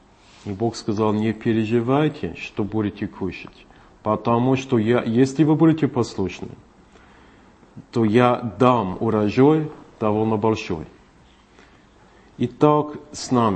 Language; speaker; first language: Russian; non-native, fluent; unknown